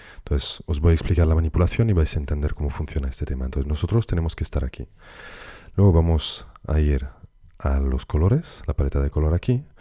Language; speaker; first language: Spanish; native; Spanish